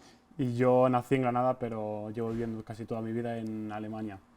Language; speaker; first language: Spanish; early bilingual, heritage; Spanish